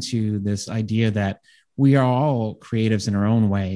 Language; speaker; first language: English; native; English